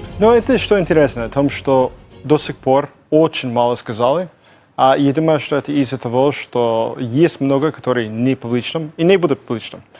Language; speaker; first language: Russian; non-native, fluent; English